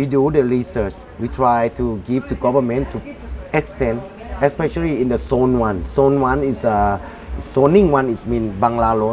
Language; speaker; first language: English; non-native, fluent; Thai